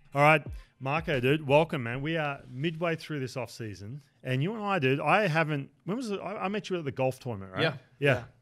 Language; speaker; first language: English; native; English